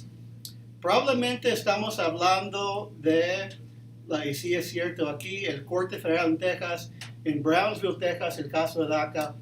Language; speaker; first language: Spanish; early bilingual, heritage; Spanish